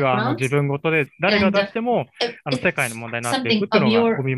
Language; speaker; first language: Japanese; native; Japanese